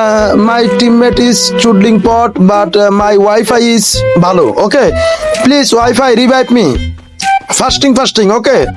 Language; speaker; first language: English; non-native, learner; Bangla